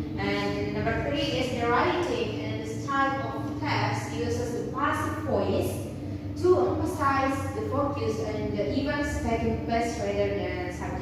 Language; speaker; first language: English; non-native, fluent; Indonesian